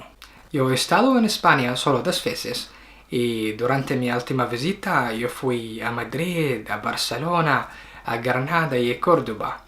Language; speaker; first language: Spanish; non-native, learner; Arabic